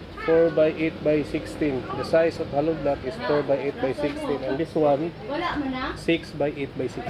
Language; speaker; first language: English; non-native, local second language; Cebuano